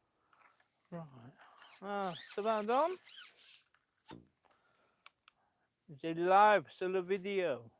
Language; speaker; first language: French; non-native, learner; English